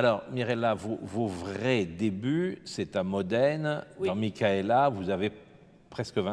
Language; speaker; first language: French; native; French